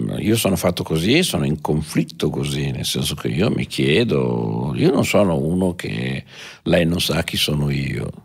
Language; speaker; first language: Italian; native; Italian